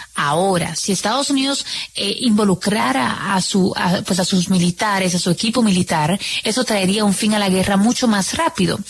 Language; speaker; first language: Spanish; native; Spanish